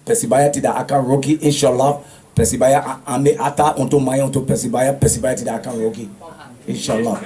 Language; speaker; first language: Indonesian; non-native, fluent; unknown